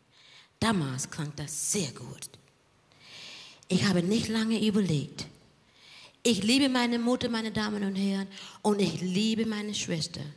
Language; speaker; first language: German; non-native, learner; English